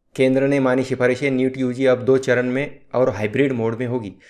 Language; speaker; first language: Hindi; non-native, local second language; Marathi